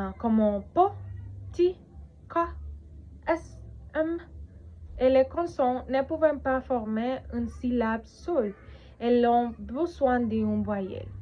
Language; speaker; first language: French; non-native, learner; Spanish